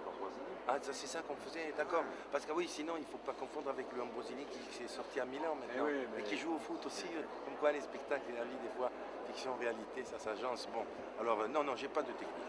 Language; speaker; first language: French; native; French